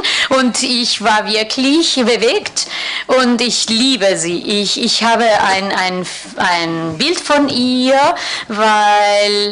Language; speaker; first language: German; non-native, fluent; Spanish